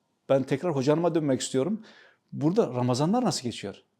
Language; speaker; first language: Turkish; native; Turkish